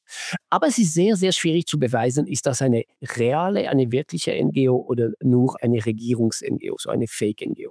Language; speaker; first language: German; non-native, fluent; French